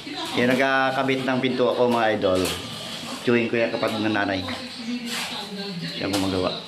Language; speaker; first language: Filipino; native; Filipino